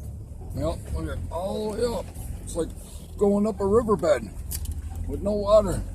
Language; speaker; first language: English; native; English